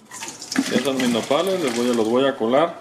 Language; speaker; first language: Spanish; native; Spanish